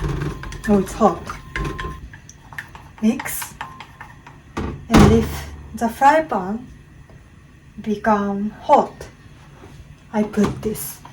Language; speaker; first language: English; non-native, learner; Japanese